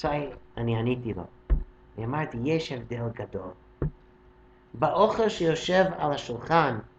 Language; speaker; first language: Hebrew; non-native, fluent; English